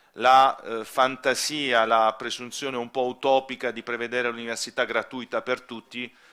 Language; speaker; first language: Italian; native; Italian